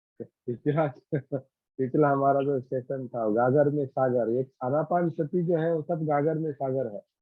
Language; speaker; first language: Hindi; non-native, local second language; Marathi